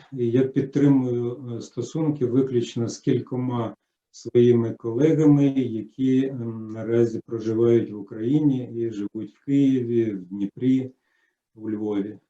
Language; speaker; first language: Ukrainian; native; Ukrainian